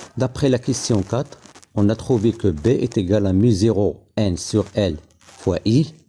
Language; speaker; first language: French; non-native, local second language; Arabic